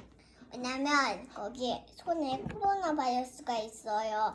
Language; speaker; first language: Korean; early bilingual, heritage; Korean